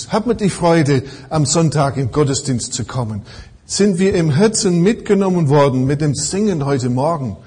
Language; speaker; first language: German; non-native, fluent; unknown